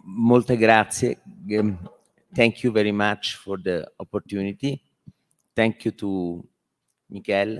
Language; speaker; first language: English; non-native, learner; Italian